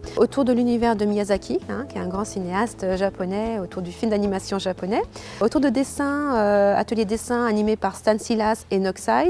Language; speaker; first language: French; native; French